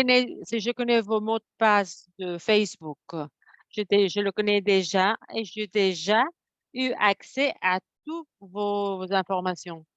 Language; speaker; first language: French; non-native, fluent; Spanish